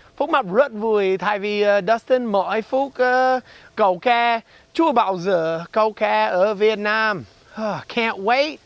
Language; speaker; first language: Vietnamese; non-native, learner; English